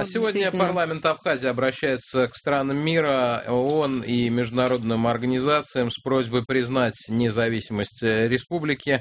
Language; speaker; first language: Russian; native; Russian